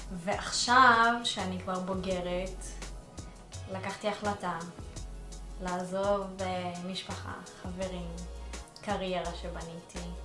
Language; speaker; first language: Hebrew; early bilingual, other home language; Russian